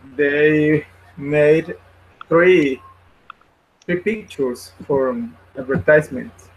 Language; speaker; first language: English; non-native, learner; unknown